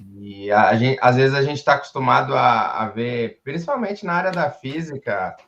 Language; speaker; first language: Portuguese; native; Portuguese